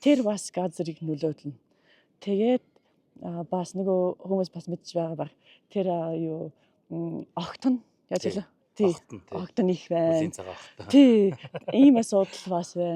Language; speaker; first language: Mongolian; non-native, learner; English